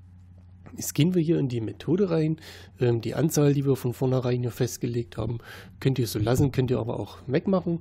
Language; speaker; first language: German; native; German